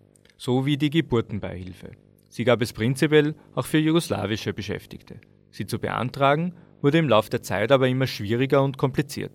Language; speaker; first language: German; native; German